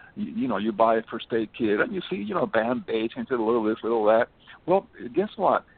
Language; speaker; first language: English; early bilingual, other home language; Spanish